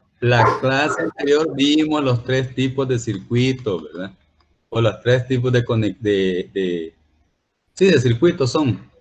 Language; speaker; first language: Spanish; native; Spanish